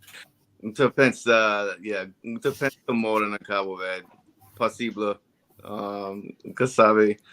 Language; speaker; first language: Portuguese; non-native, learner; English